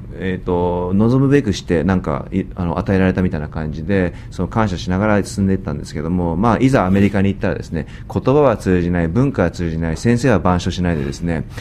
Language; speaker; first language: Japanese; native; Japanese